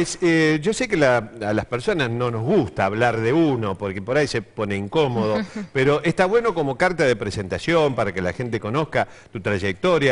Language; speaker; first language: Spanish; native; Spanish